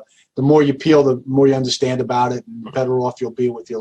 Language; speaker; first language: English; native; English